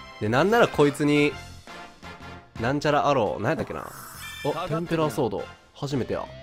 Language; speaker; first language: Japanese; native; Japanese